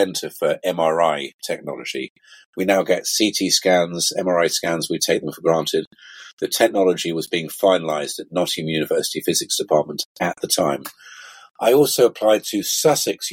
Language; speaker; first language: English; native; English